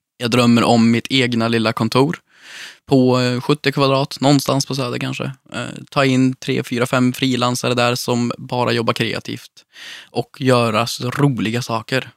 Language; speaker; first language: Swedish; native; Swedish